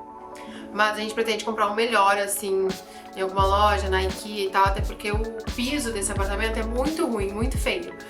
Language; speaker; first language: Portuguese; native; Portuguese